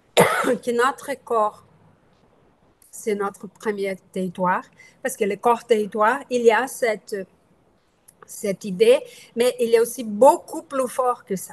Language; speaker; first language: French; non-native, fluent; Portuguese